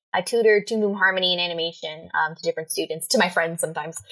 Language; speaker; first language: English; native; English